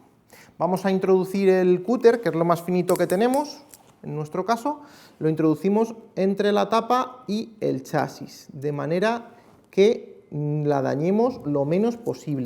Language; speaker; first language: Spanish; native; Spanish